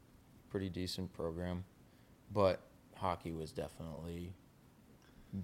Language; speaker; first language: English; native; English